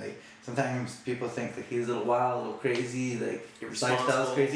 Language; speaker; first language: English; native; English